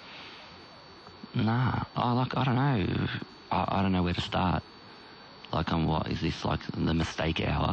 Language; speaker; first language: English; native; English